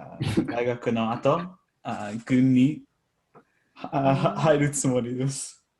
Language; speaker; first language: Japanese; non-native, learner; English